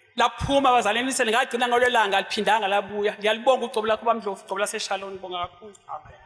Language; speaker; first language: Zulu; native; Zulu